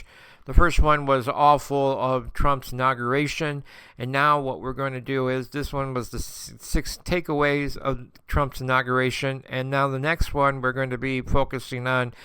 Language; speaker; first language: English; native; English